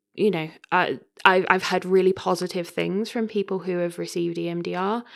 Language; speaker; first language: English; native; English